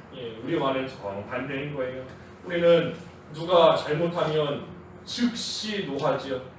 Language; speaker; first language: Korean; native; Korean